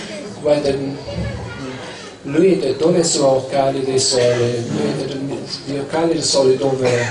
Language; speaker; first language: Italian; non-native, learner; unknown